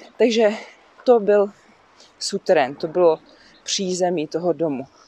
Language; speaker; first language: Czech; native; Czech